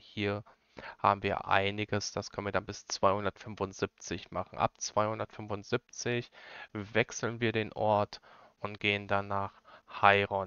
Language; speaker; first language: German; native; German